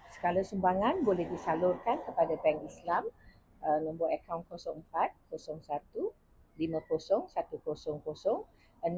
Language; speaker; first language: Malay; non-native, local second language; Chinese